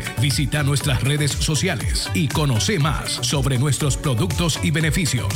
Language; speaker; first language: Spanish; native; Spanish